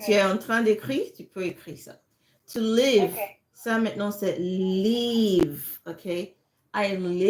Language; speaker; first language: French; non-native, fluent; English